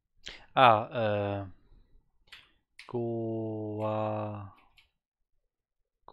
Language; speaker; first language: Korean; non-native, learner; German